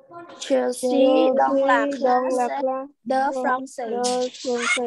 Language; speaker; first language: French; non-native, learner; Khmer